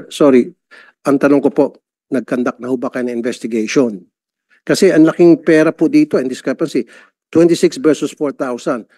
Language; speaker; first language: Filipino; native; Filipino